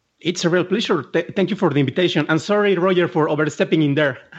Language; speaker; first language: English; non-native, fluent; Spanish